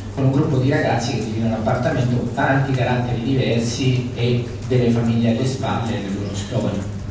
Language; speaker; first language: Italian; native; Italian